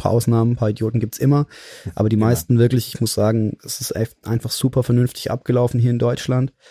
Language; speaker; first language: German; native; German